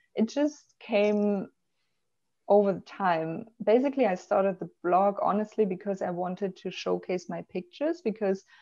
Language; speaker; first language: English; non-native, fluent; German